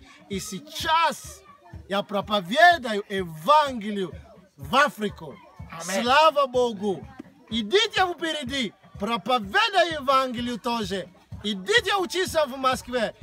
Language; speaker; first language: Russian; non-native, learner; Kinyarwanda